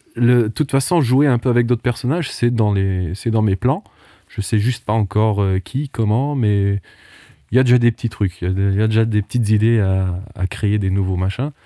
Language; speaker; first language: French; non-native, local second language; Portuguese